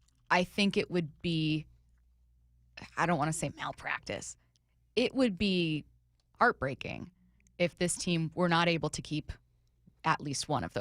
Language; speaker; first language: English; native; English